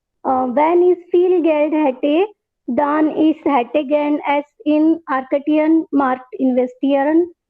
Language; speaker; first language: German; non-native, learner; Hindi